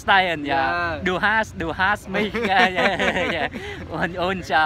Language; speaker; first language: German; non-native, learner; Vietnamese